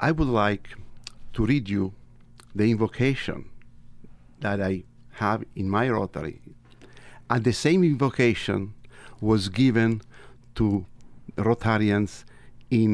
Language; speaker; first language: English; non-native, fluent; Italian